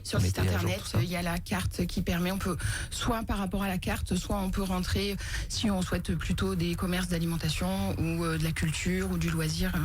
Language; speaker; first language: French; native; French